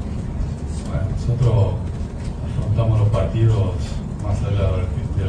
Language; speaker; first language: Spanish; early bilingual, heritage; Arabic